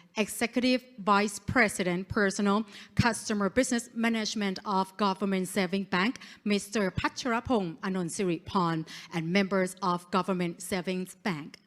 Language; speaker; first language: English; non-native, fluent; Thai